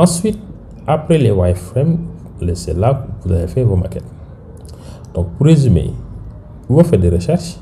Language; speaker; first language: French; non-native, local second language; Wolof